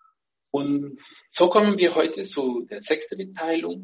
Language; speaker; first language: German; non-native, fluent; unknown